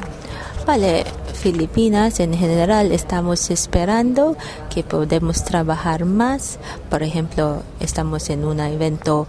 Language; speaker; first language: Spanish; non-native, learner; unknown